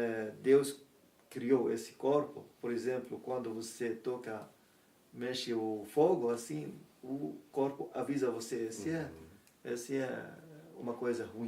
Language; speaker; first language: Portuguese; non-native, learner; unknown